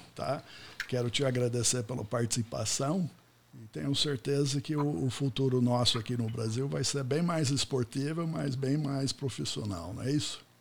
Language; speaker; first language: Portuguese; non-native, fluent; English